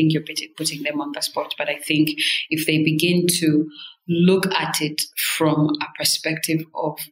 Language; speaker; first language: English; non-native, local second language; Kinyarwanda